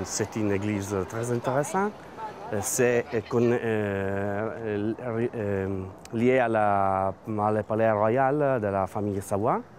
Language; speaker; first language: French; non-native, learner; Italian